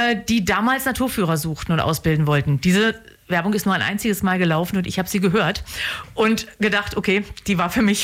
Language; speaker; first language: German; native; German